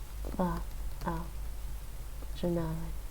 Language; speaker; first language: Italian; non-native, learner; English